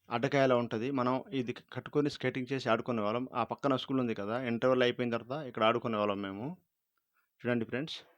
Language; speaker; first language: Telugu; non-native, local second language; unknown